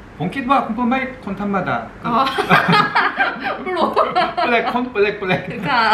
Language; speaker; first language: Thai; non-native, learner; Korean